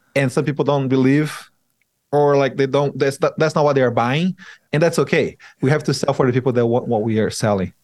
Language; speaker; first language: English; non-native, fluent; Portuguese